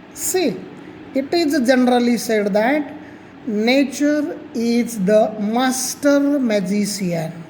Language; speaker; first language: English; non-native, local second language; Marathi